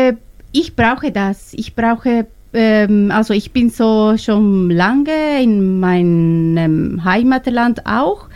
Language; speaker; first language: German; non-native, learner; Spanish